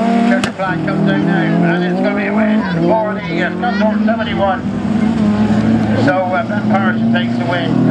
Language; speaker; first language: English; native; English